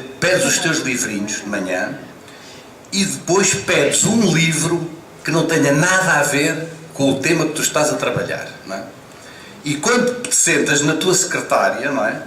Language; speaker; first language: Portuguese; native; Portuguese